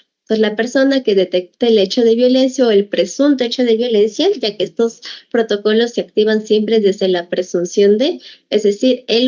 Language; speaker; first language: Spanish; native; Spanish